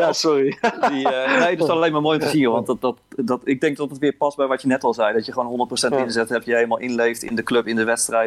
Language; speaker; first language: Dutch; native; Dutch